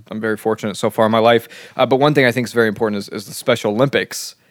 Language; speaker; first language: English; native; English